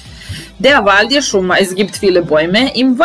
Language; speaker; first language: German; non-native, fluent; Serbian